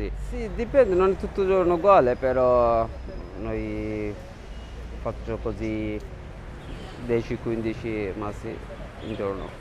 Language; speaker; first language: Italian; non-native, learner; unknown